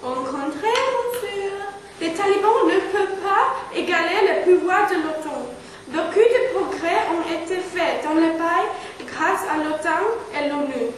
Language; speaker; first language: French; non-native, learner; English